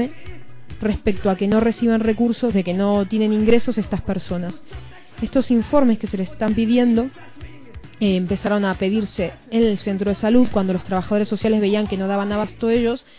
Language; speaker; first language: Spanish; native; Spanish